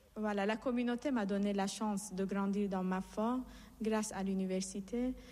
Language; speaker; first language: French; non-native, fluent; Persian